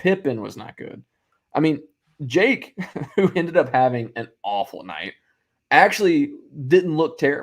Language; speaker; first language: English; native; English